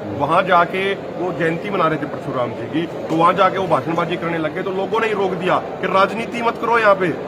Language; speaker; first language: Hindi; native; Hindi